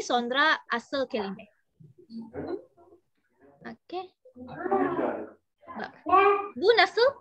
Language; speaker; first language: Turkish; non-native, learner; Indonesian